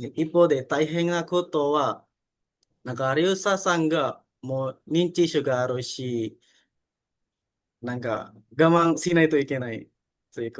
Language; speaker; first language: Japanese; non-native, learner; Indonesian